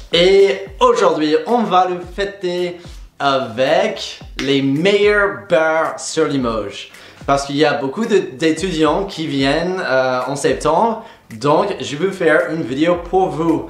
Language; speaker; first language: French; non-native, fluent; English